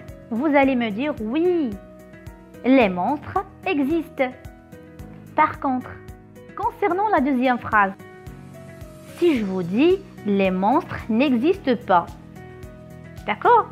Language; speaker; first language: French; non-native, local second language; Arabic